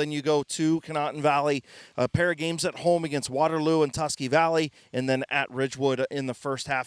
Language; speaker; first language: English; native; English